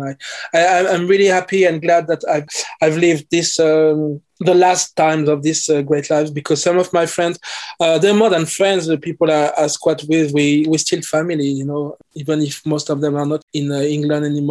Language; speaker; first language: English; non-native, fluent; French